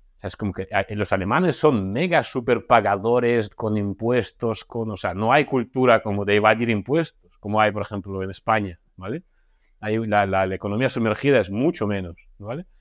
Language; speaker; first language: Spanish; non-native, fluent; Russian